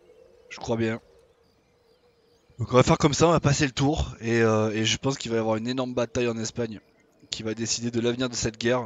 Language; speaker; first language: French; native; French